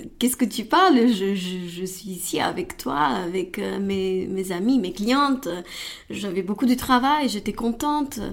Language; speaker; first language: French; non-native, learner; Romanian